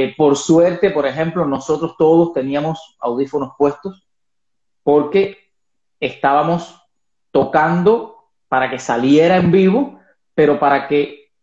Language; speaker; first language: Spanish; native; Spanish